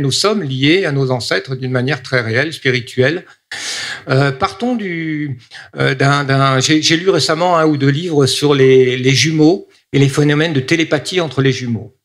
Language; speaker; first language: French; native; French